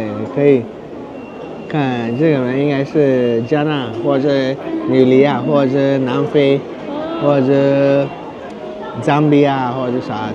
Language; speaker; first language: Chinese; non-native, fluent; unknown